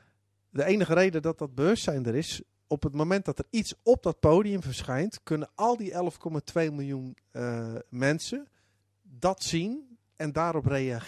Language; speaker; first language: Dutch; native; Dutch